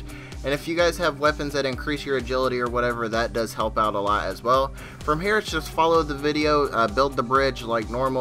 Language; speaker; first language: English; native; English